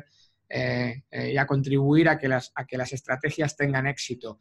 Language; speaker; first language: Spanish; native; Spanish